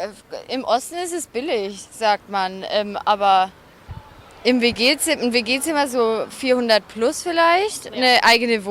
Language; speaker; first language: German; native; German